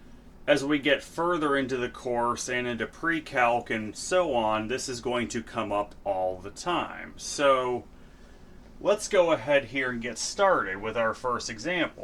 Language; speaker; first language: English; native; English